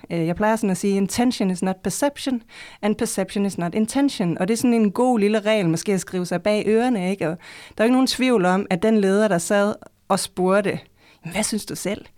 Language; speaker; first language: Danish; native; Danish